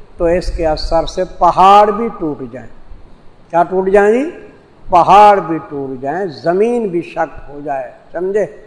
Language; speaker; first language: Urdu; non-native, local second language; Saraiki